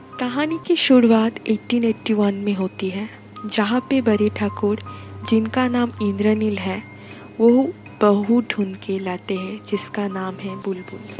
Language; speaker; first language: Hindi; non-native, local second language; Bangla